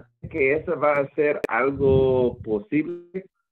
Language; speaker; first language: Spanish; non-native, fluent; English